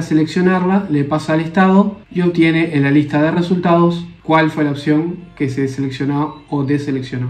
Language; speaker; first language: Spanish; native; Spanish